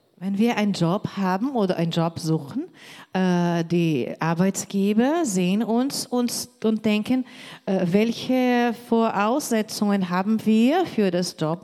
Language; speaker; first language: German; non-native, learner; Portuguese